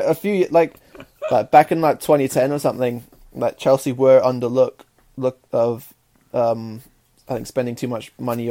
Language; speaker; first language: English; native; English